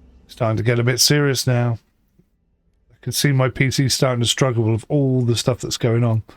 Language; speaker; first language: English; native; English